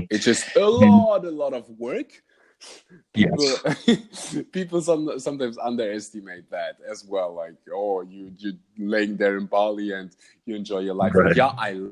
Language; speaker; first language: English; non-native, fluent; German